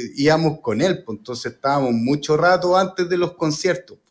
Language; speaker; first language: Spanish; native; Spanish